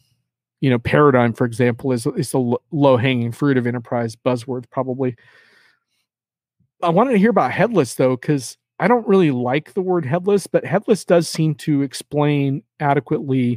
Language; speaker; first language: English; native; English